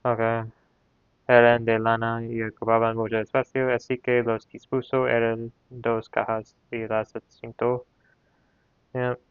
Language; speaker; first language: Spanish; non-native, learner; English